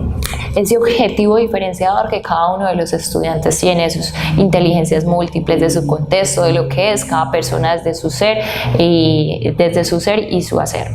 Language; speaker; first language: Spanish; native; Spanish